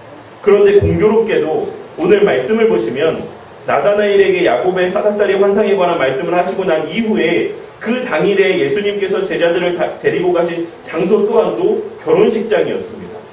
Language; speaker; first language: Korean; native; Korean